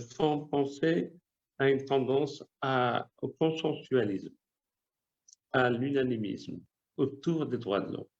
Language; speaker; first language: French; non-native, local second language; Arabic